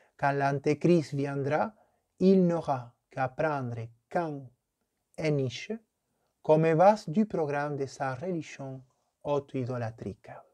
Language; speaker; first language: French; non-native, fluent; Spanish